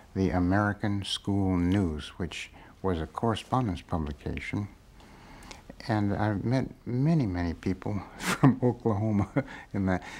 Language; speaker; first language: English; native; English